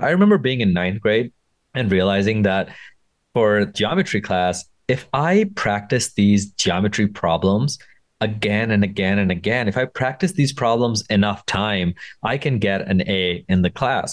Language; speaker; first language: English; non-native, local second language; Punjabi